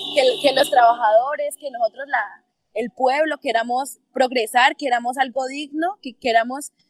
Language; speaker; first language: Spanish; native; Spanish